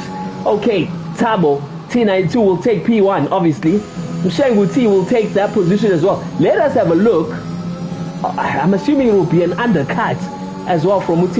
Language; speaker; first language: English; non-native, local second language; Zulu